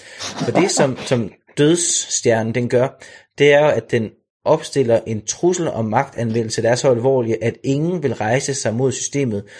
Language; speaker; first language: Danish; native; Danish